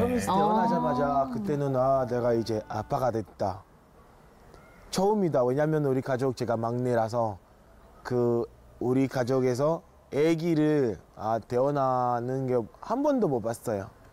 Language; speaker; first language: Korean; non-native, fluent; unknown